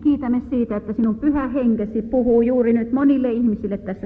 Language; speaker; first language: Finnish; native; Finnish